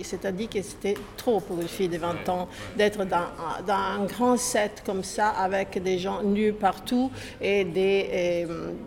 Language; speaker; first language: French; non-native, fluent; Italian